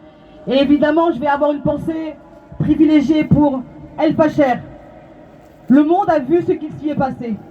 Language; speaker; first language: French; native; French